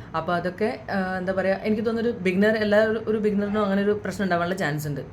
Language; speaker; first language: Malayalam; early bilingual, heritage; Malayalam